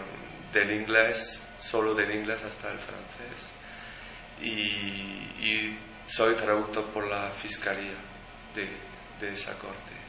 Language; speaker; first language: Spanish; non-native, fluent; French